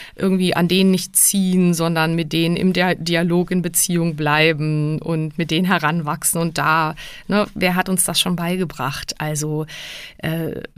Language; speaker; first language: German; early bilingual, other home language; Czech